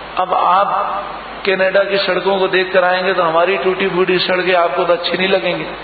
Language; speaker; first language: Urdu; native; Urdu